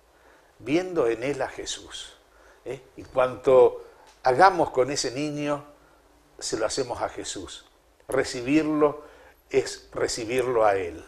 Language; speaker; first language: Spanish; native; Spanish